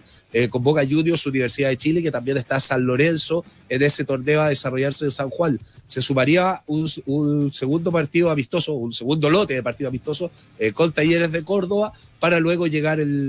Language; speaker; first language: Spanish; native; Spanish